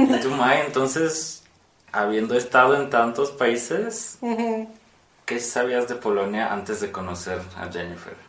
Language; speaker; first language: Spanish; non-native, fluent; Polish